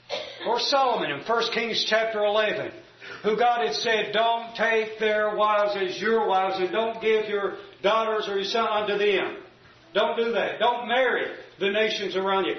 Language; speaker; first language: English; native; English